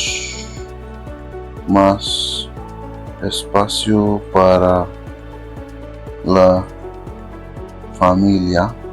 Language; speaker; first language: Spanish; non-native, fluent; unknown